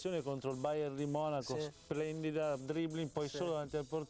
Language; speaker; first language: Italian; native; Italian